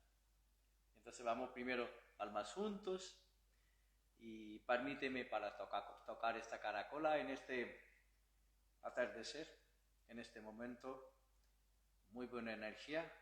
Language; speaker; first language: Spanish; non-native, learner; Bangla